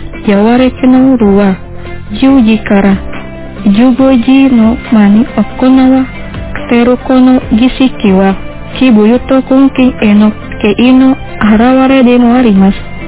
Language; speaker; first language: Japanese; non-native, fluent; Indonesian